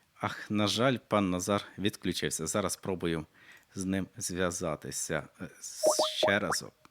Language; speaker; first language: Ukrainian; native; Ukrainian